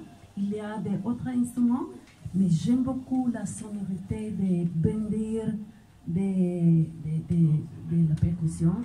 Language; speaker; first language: French; non-native, fluent; Croatian